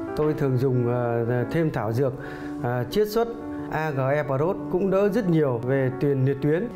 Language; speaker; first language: Vietnamese; native; Vietnamese